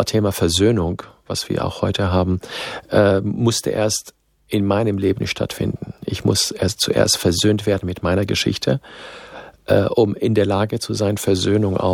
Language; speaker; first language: German; non-native, fluent; Arabic